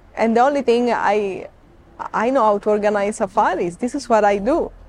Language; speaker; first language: English; non-native, fluent; Italian